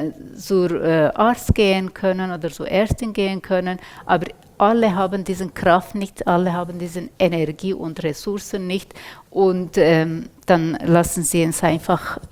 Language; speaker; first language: German; non-native, fluent; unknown